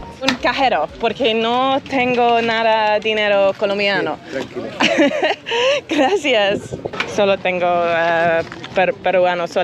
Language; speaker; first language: Spanish; non-native, learner; English